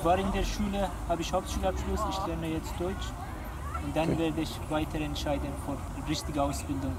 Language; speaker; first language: German; non-native, learner; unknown